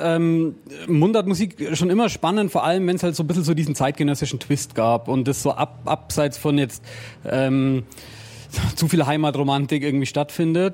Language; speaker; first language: German; native; German